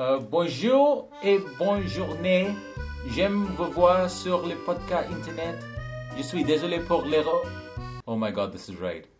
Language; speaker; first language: French; non-native, learner; English